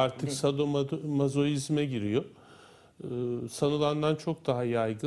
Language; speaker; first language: Turkish; native; Turkish